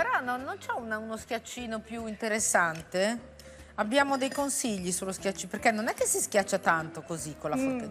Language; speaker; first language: Italian; native; Italian